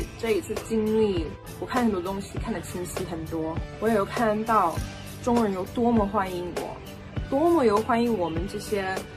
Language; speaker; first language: Chinese; early bilingual, other home language; English